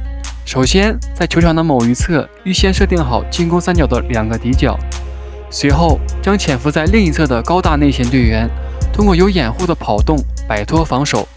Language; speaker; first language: Chinese; native; Chinese